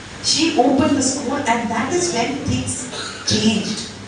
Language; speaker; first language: English; non-native, local second language; Tamil